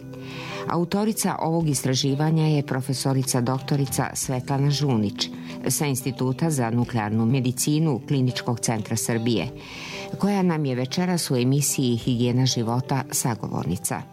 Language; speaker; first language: Serbian; native; Serbian